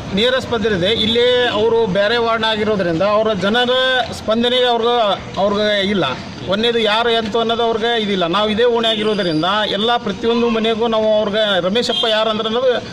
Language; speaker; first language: Kannada; native; Kannada